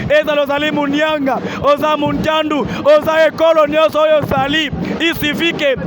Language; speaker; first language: Lingala; non-native, local second language; Kongo